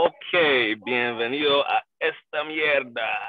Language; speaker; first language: Spanish; non-native, learner; English